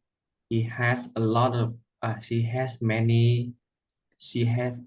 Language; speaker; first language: English; non-native, learner; Vietnamese